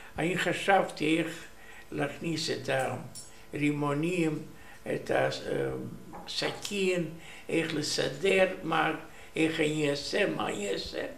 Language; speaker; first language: Hebrew; non-native, learner; Romanian